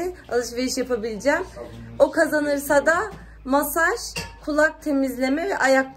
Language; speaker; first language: Turkish; native; Turkish